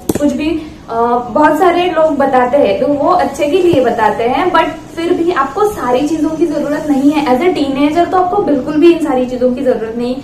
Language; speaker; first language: Hindi; non-native, local second language; Marathi